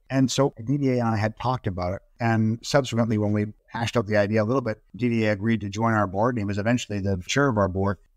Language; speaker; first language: English; native; English